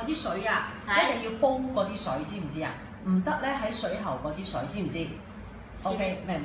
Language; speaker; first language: Cantonese; native; Cantonese